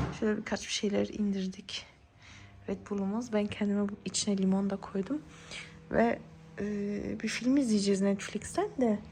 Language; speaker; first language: Turkish; early bilingual, heritage; Turkish